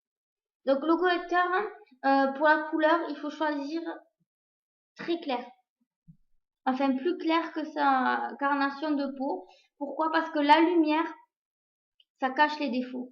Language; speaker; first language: French; native; French